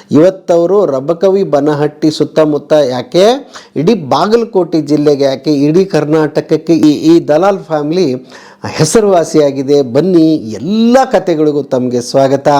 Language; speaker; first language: Kannada; native; Kannada